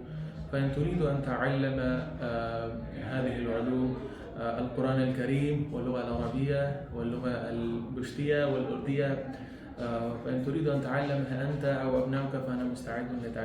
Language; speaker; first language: Arabic; non-native, fluent; Pashto